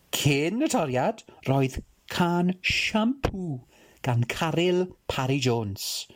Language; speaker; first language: Welsh; non-native, fluent; English